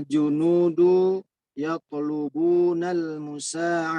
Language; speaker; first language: Arabic; non-native, learner; Indonesian